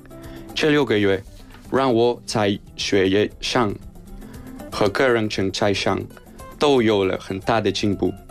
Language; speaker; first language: Chinese; non-native, learner; Spanish